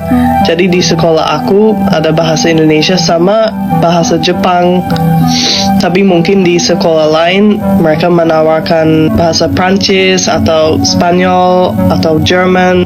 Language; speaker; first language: Indonesian; non-native, fluent; English